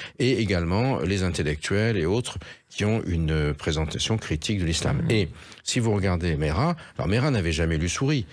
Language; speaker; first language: French; native; French